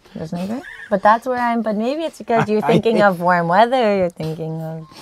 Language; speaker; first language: English; native; English